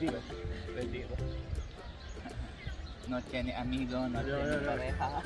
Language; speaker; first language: Spanish; non-native, learner; Filipino